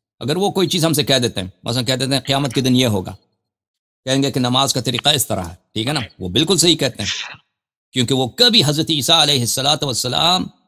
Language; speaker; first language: Urdu; non-native, fluent; Persian